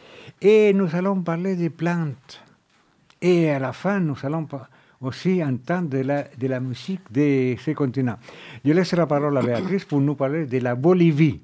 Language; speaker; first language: French; non-native, fluent; Spanish